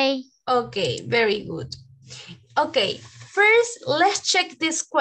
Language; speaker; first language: English; non-native, fluent; Spanish